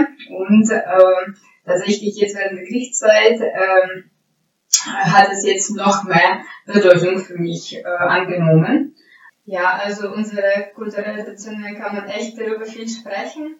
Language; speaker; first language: German; non-native, fluent; Ukrainian